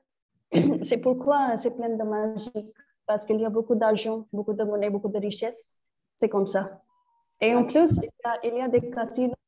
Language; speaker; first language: French; non-native, learner; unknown